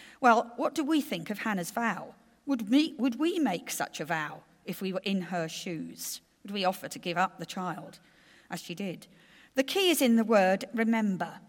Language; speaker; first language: English; native; English